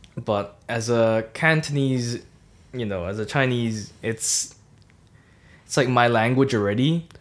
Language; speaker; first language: English; non-native, local second language; Cantonese